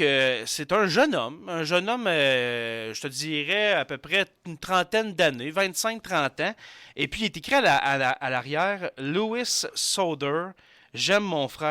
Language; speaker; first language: French; native; French